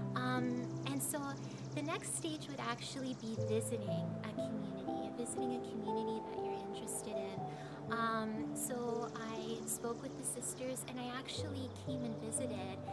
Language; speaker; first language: English; native; English